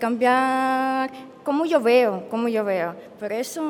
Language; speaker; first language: Spanish; non-native, learner; Ukrainian